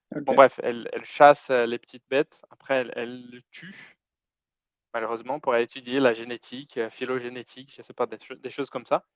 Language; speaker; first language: French; non-native, fluent; Portuguese